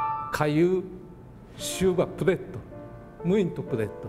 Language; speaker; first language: Portuguese; non-native, learner; Japanese